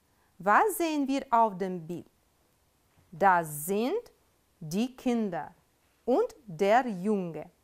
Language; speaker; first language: German; non-native, fluent; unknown